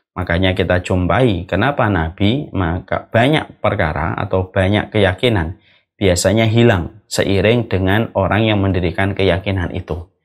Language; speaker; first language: Indonesian; native; Indonesian